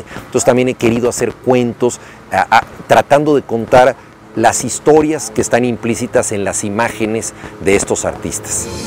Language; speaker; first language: Spanish; native; Spanish